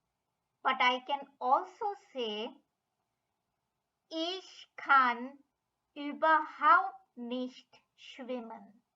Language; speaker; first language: German; non-native, fluent; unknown